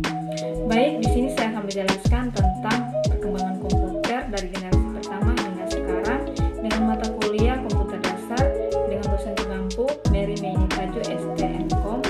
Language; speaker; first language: Indonesian; native; Indonesian